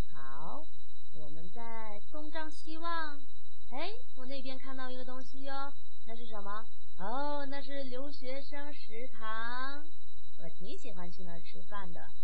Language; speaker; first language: Chinese; non-native, fluent; Mongolian